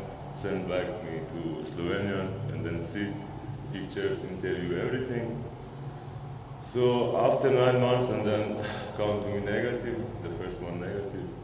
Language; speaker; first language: English; non-native, learner; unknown